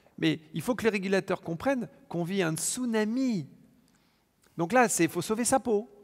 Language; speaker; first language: French; native; French